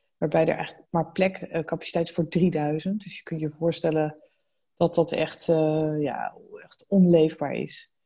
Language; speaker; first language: Dutch; native; Dutch